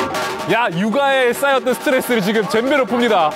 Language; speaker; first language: Korean; native; Korean